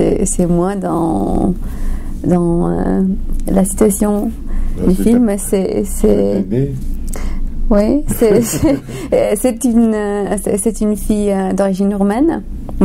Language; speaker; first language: French; non-native, fluent; Romanian